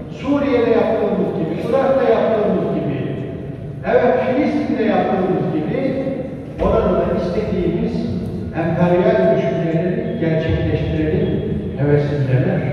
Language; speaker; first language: Turkish; native; Turkish